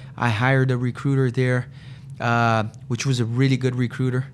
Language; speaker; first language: English; non-native, fluent; Portuguese